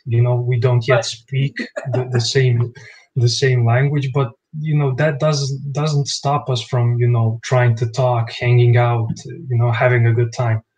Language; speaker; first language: English; non-native, fluent; Bosnian